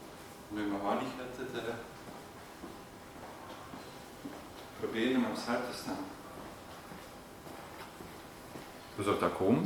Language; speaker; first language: Dutch; native; Dutch